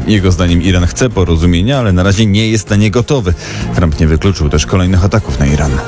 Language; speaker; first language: Polish; native; Polish